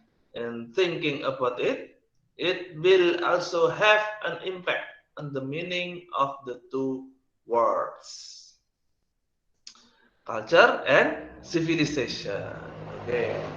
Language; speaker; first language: English; non-native, learner; Indonesian